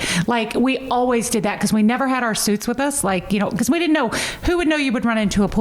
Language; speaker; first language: English; native; English